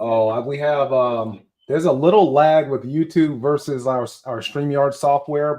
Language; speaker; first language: English; native; English